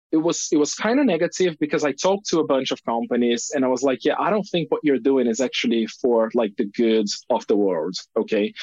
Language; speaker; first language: English; non-native, fluent; Portuguese